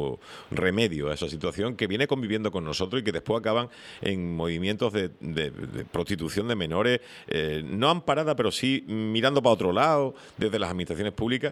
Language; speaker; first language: Spanish; native; Spanish